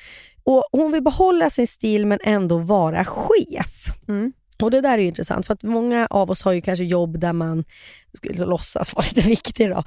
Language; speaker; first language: Swedish; native; Swedish